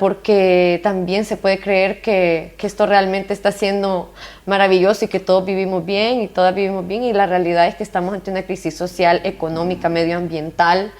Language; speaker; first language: Spanish; native; Spanish